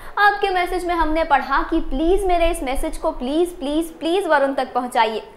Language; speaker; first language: Hindi; native; Hindi